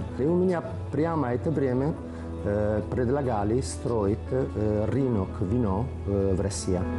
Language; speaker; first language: Russian; non-native, learner; Italian